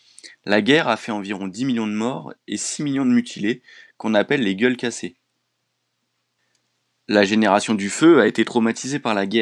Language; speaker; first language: French; native; French